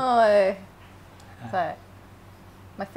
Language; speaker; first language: Thai; non-native, learner; English